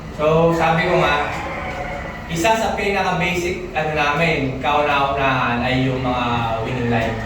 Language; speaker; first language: Filipino; non-native, local second language; Pampanga